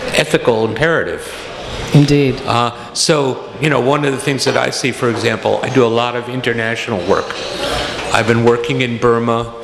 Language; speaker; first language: English; native; English